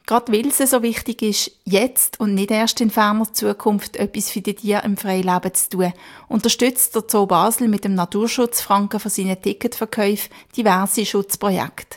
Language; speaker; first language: German; native; German